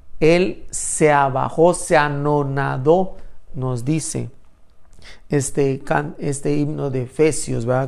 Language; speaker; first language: Spanish; native; Spanish